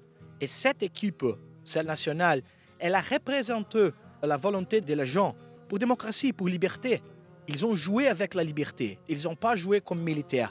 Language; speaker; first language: French; non-native, fluent; Portuguese